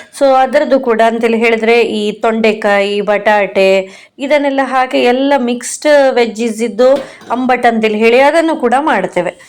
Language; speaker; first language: Kannada; non-native, local second language; Konkani